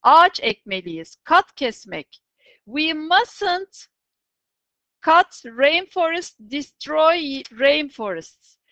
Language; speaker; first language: English; non-native, fluent; Turkish